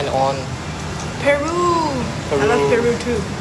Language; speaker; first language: English; non-native, learner; Burmese